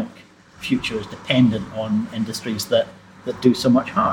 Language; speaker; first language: English; native; English